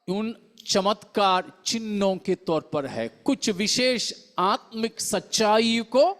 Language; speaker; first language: Hindi; non-native, local second language; Malayalam